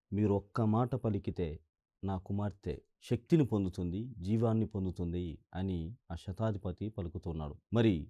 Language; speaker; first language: Telugu; native; Telugu